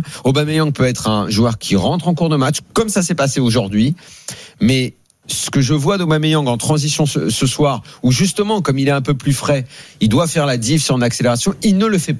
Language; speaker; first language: French; native; French